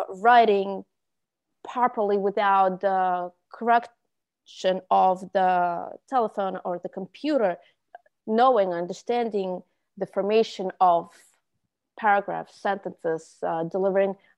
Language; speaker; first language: English; non-native, fluent; Russian